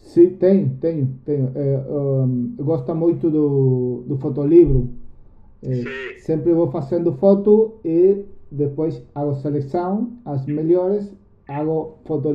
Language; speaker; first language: Portuguese; non-native, learner; Spanish